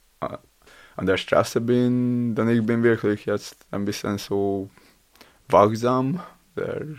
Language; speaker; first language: German; non-native, learner; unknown